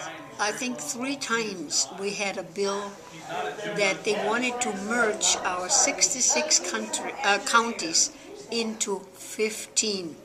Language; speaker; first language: English; non-native, fluent; German